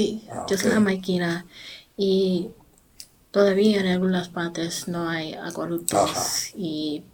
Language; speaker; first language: Spanish; non-native, learner; English